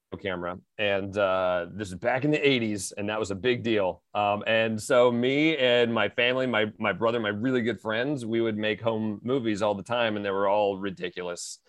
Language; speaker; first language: English; native; English